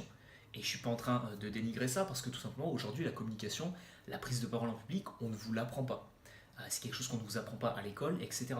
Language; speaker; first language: French; native; French